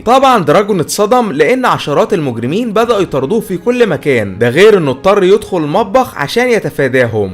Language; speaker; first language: Arabic; native; Arabic